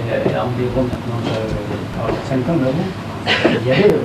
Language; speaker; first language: French; non-native, learner; Persian